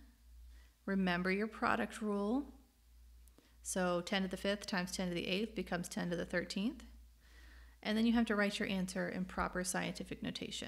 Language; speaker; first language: English; native; English